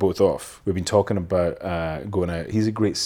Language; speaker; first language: English; native; English